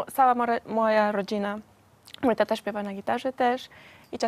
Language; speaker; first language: Polish; non-native, learner; Spanish